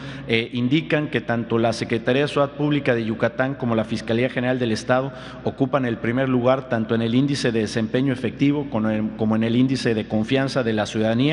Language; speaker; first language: Spanish; native; Spanish